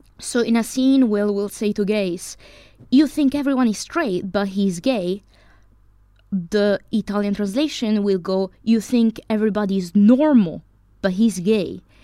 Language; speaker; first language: English; non-native, fluent; Italian